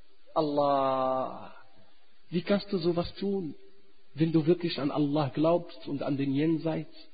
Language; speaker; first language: German; non-native, fluent; Arabic